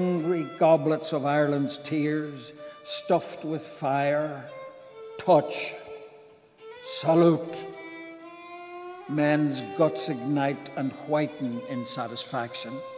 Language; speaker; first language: English; native; English